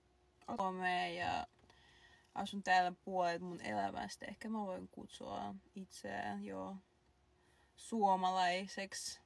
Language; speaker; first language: Finnish; non-native, fluent; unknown